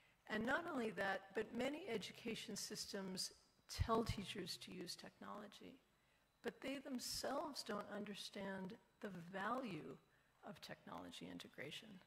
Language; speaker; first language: English; native; English